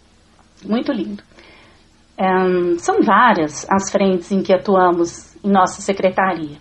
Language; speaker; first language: Portuguese; native; Portuguese